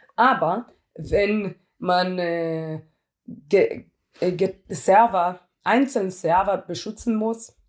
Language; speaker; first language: German; non-native, fluent; Hebrew